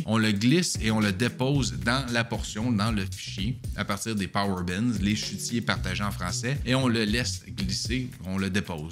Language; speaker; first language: French; native; French